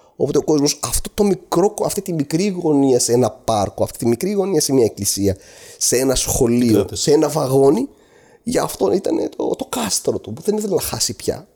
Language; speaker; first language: Greek; non-native, fluent; Arabic